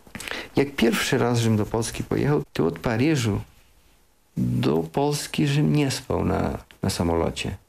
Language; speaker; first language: Polish; early bilingual, heritage; Polish